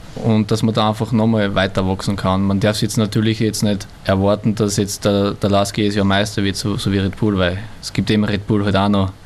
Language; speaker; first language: German; native; German